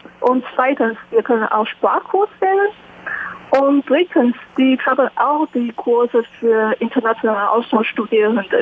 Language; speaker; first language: German; non-native, learner; Chinese